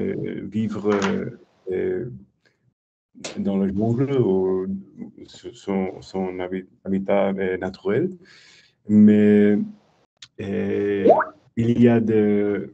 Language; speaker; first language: French; non-native, learner; English